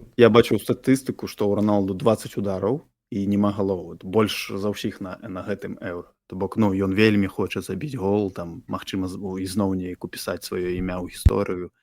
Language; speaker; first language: Belarusian; non-native, local second language; Russian